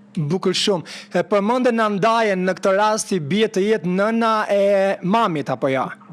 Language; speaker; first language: Albanian; native; Albanian